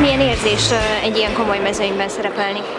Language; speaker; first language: Hungarian; native; Hungarian